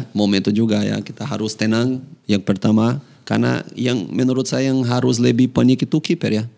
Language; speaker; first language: Indonesian; non-native, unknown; Portuguese